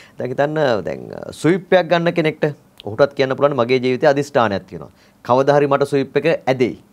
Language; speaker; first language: Sinhala; native; Sinhala